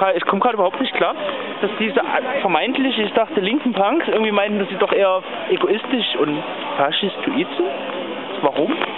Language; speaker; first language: German; native; German